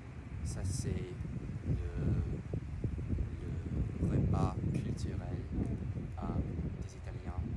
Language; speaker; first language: French; non-native, learner; English